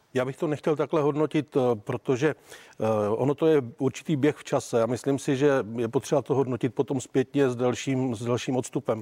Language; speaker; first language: Czech; native; Czech